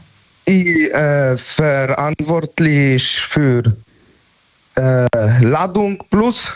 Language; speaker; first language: German; non-native, learner; Polish